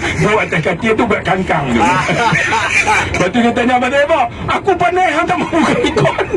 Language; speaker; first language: Malay; native; Malay